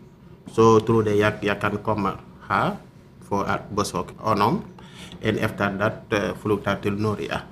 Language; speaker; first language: Swedish; non-native, learner; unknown